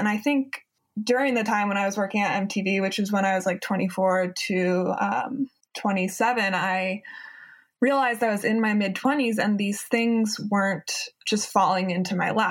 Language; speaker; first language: English; native; English